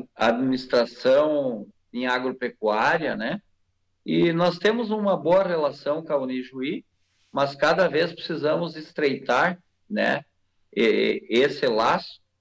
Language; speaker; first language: Portuguese; native; Portuguese